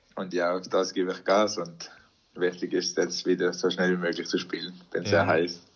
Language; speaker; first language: German; native; German